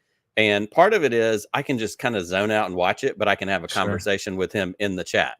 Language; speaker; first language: English; native; English